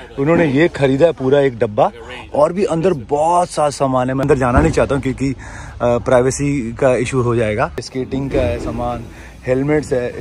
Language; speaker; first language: Hindi; native; Hindi